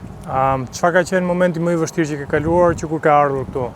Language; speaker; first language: Albanian; native; Albanian